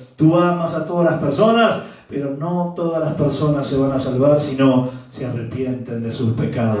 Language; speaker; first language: Spanish; native; Spanish